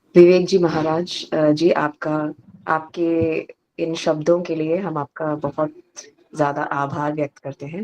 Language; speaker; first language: Hindi; non-native, local second language; Malayalam